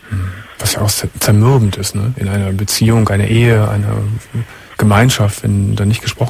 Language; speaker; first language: German; native; German